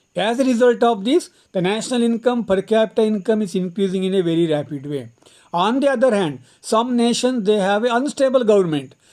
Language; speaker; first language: English; non-native, local second language; Kannada